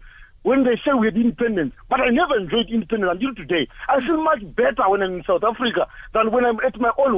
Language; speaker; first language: English; non-native, local second language; Shona